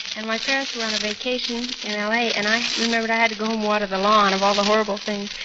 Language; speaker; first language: English; native; English